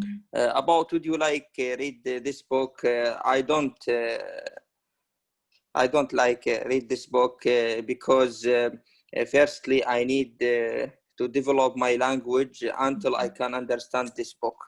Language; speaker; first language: English; non-native, learner; Arabic